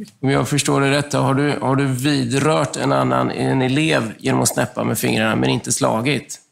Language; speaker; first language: Swedish; native; Swedish